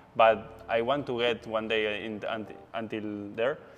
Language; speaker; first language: English; non-native, learner; Spanish